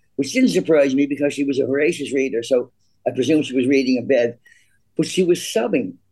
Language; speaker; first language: English; native; English